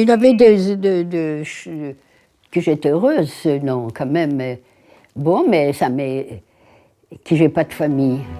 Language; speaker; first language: French; non-native, fluent; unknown